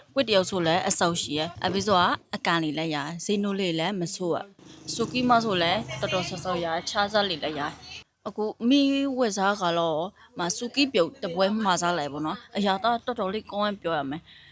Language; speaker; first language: Burmese; native; Burmese